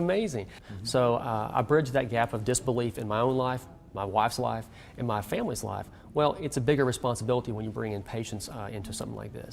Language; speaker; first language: English; native; English